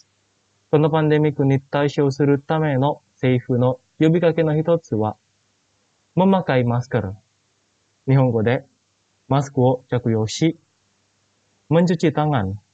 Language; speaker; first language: Japanese; non-native, fluent; Indonesian